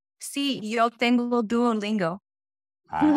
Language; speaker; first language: Spanish; non-native, learner; English